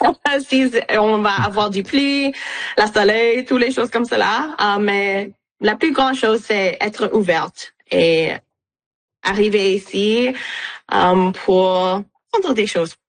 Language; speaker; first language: French; non-native, local second language; English